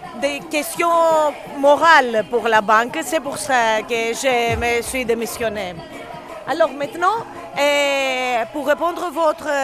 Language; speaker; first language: French; non-native, learner; Greek